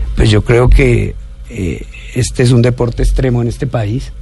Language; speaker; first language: Spanish; native; Spanish